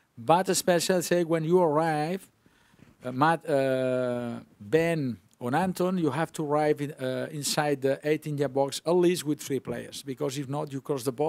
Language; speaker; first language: English; non-native, fluent; Spanish